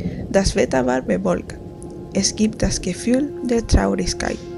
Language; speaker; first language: German; non-native, fluent; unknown